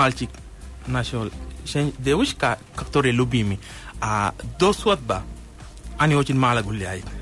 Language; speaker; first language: Russian; non-native, learner; Sinhala